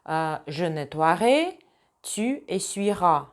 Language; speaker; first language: French; non-native, fluent; Russian